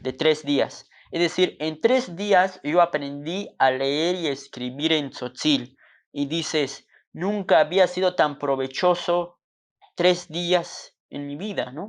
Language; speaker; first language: Spanish; non-native, local second language; Tzotzil